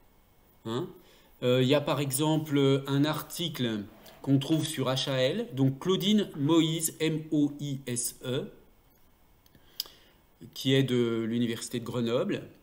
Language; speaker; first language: French; native; French